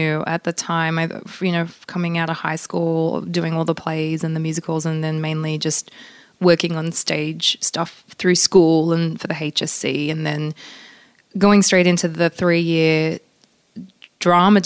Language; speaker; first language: English; non-native, local second language; Polish